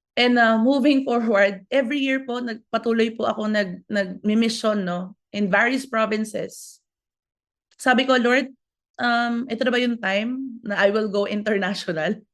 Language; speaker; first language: Filipino; native; Filipino